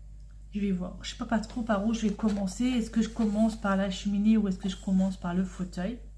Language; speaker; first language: French; native; French